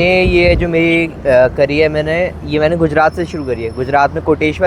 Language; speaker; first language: Hindi; native; Hindi